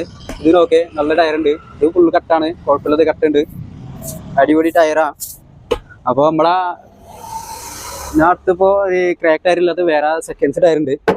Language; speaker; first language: Malayalam; non-native, local second language; Hindi